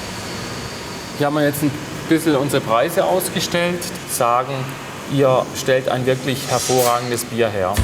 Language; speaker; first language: German; native; German